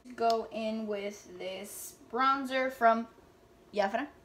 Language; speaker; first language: English; early bilingual, other home language; Spanish